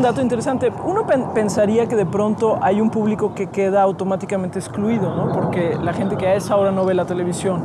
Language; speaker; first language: Spanish; native; Spanish